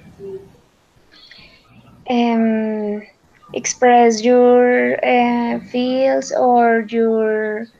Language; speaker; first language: English; non-native, learner; Spanish